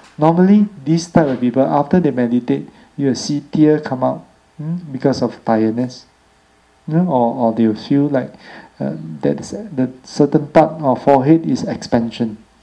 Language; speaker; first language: English; non-native, local second language; Chinese